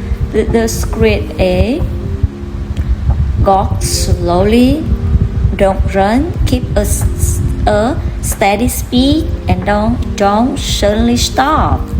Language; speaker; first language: English; non-native, learner; Vietnamese